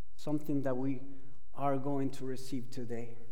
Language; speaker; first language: English; non-native, fluent; Spanish